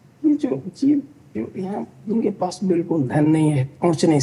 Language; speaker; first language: Hindi; native; Hindi